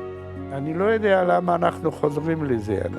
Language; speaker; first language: Hebrew; non-native, fluent; Yiddish